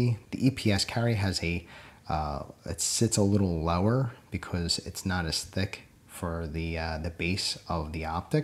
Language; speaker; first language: English; native; English